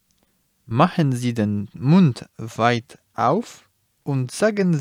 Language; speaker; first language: German; non-native, learner; Polish